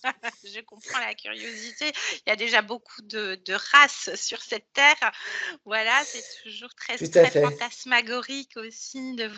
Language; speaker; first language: French; native; French